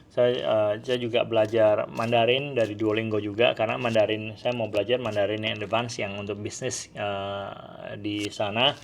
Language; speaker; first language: Indonesian; non-native, local second language; Hakka Chinese